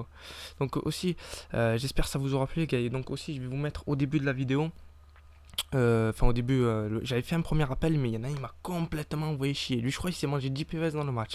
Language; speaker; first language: French; native; French